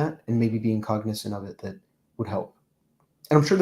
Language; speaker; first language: English; native; English